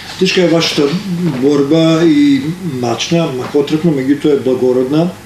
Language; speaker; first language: Macedonian; native; Macedonian